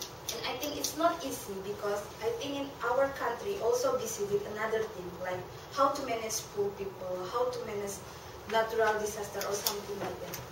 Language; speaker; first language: English; non-native, learner; Indonesian